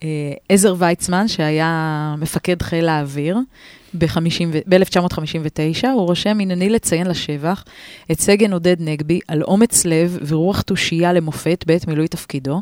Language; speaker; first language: Hebrew; native; Hebrew